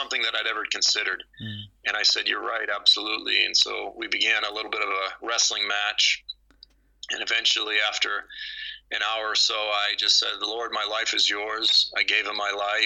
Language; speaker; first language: English; native; English